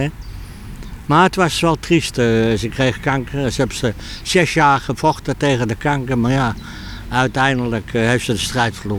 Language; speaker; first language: Dutch; native; Dutch